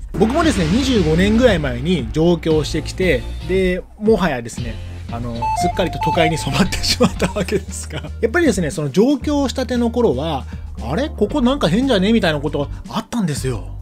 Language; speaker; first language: Japanese; native; Japanese